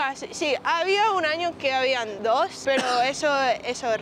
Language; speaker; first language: Spanish; early bilingual, heritage; Spanish